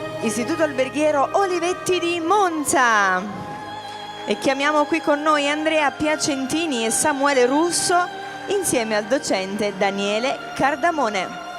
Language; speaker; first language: Italian; native; Italian